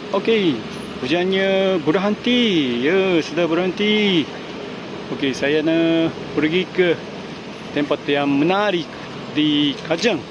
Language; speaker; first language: Malay; non-native, learner; Japanese